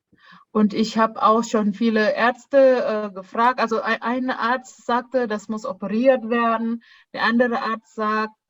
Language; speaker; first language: German; non-native, fluent; Indonesian